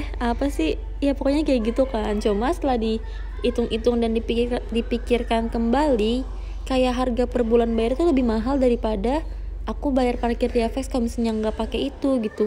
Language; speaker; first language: Indonesian; native; Indonesian